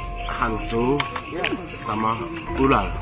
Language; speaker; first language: Indonesian; non-native, learner; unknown